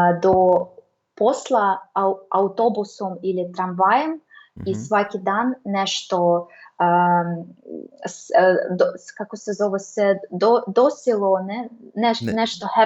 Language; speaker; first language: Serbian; non-native, learner; Russian